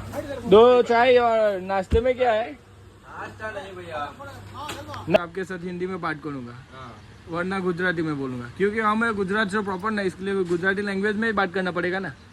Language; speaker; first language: Hindi; non-native, local second language; Gujarati